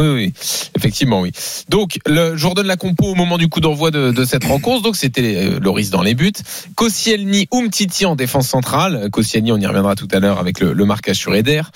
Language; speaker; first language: French; native; French